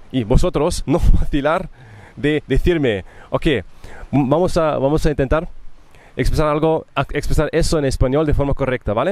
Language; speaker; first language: Spanish; non-native, learner; German